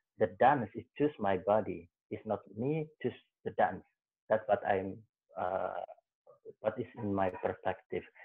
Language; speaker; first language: English; non-native, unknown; Javanese